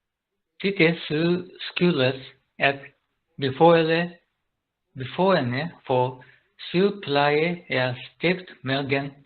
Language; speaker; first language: Danish; non-native, learner; Japanese